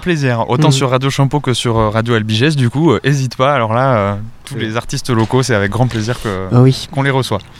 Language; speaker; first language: French; native; French